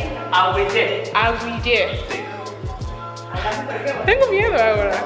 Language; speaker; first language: Spanish; non-native, learner; English